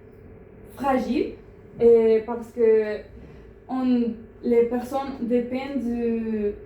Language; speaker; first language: French; non-native, learner; Spanish